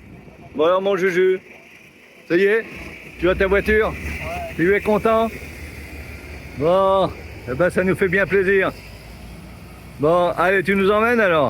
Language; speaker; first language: French; native; French